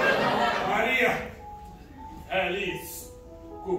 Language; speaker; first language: Spanish; non-native, learner; English